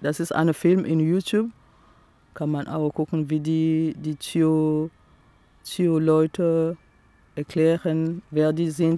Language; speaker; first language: German; non-native, fluent; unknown